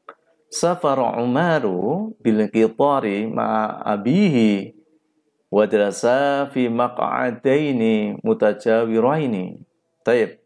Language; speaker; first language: Arabic; non-native, fluent; Indonesian